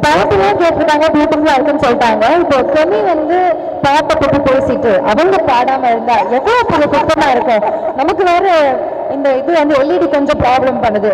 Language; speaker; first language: Tamil; native; Tamil